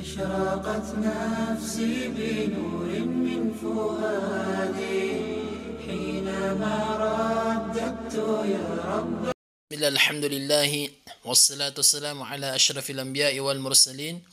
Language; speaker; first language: Arabic; non-native, fluent; Filipino